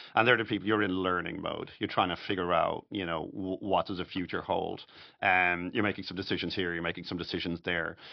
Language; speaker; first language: English; native; English